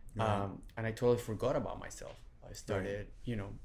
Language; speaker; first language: English; non-native, fluent; Spanish